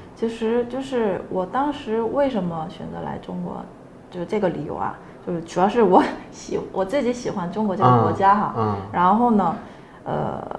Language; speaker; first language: Chinese; non-native, fluent; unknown